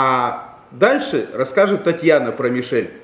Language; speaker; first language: Russian; native; Russian